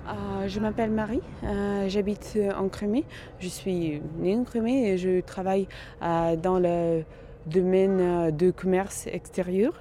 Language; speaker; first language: French; non-native, fluent; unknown